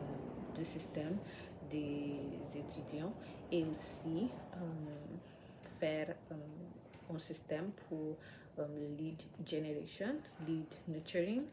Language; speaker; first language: French; non-native, learner; English